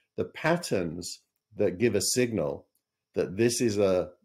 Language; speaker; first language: English; native; English